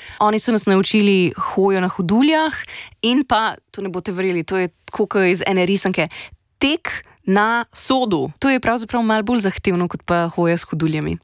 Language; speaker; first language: Slovenian; native; Slovenian